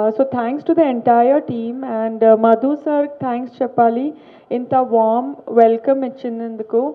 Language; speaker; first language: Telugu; non-native, learner; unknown